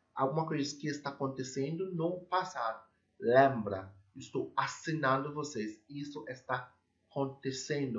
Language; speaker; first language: Portuguese; non-native, fluent; English